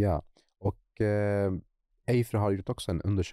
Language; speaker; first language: Swedish; non-native, fluent; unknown